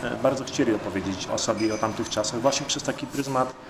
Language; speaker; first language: Polish; native; Polish